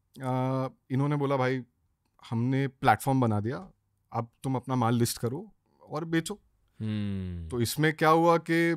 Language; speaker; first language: Hindi; native; Hindi